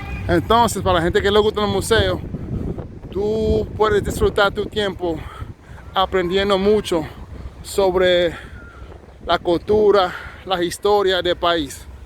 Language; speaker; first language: Spanish; non-native, learner; English